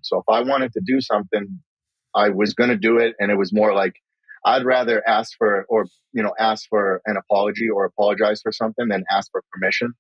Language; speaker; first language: English; native; English